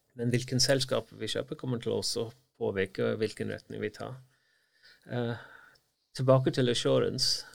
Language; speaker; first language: Norwegian; non-native, fluent; English